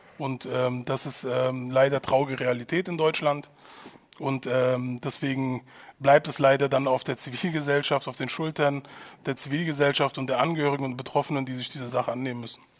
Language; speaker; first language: German; native; German